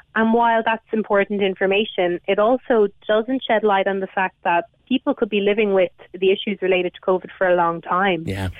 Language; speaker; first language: English; native; English